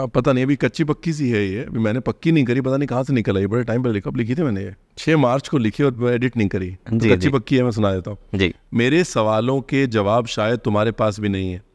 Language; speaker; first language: Hindi; native; Hindi